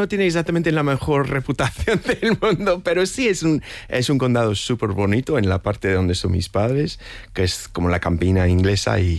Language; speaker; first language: Spanish; non-native, fluent; English